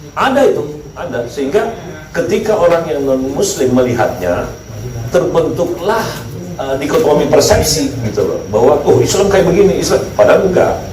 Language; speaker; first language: Indonesian; native; Indonesian